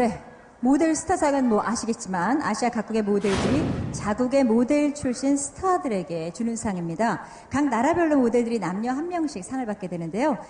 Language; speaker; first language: Korean; native; Korean